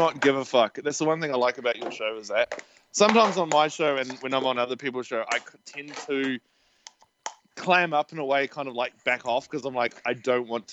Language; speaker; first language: English; native; English